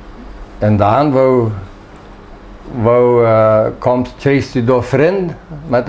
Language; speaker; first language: German; early bilingual, heritage; Plautdietsch